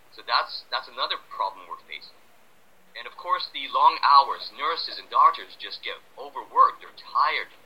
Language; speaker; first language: English; native; English